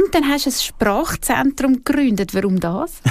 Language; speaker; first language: German; native; German